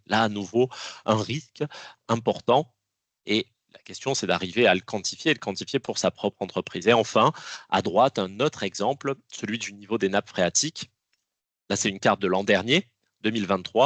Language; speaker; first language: French; native; French